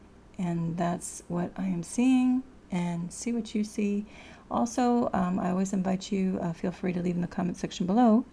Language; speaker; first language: English; native; English